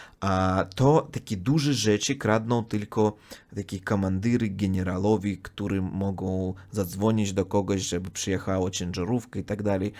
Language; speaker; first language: Polish; non-native, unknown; Russian